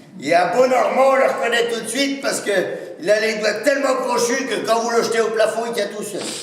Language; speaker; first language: French; native; French